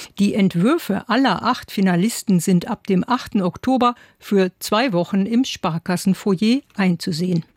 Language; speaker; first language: German; native; German